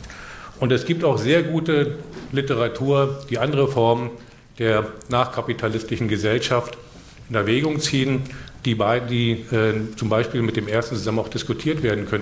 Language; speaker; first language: German; native; German